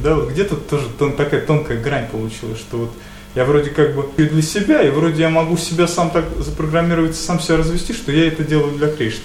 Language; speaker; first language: Russian; native; Russian